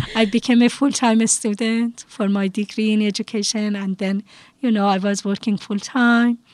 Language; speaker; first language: English; non-native, fluent; Persian